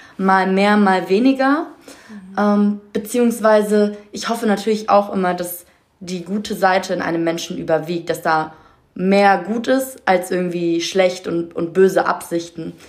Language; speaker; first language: German; native; German